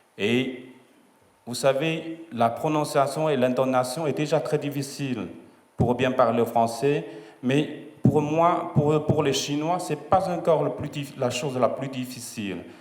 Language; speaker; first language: French; non-native, fluent; Chinese